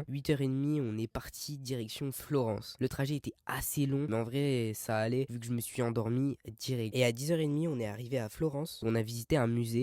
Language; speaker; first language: French; native; French